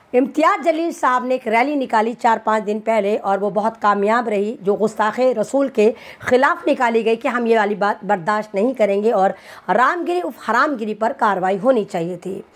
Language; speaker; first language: Hindi; native; Hindi